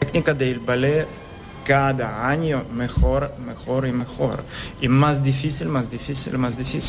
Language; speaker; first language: Spanish; non-native, learner; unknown